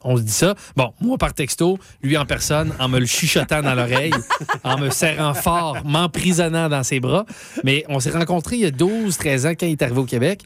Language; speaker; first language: French; native; French